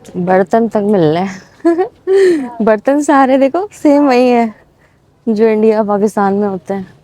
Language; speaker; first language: Urdu; native; Urdu